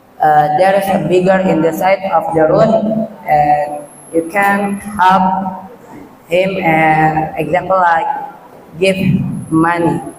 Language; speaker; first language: English; non-native, learner; Indonesian